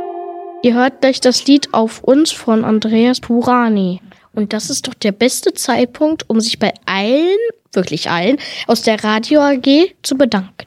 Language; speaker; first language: German; native; German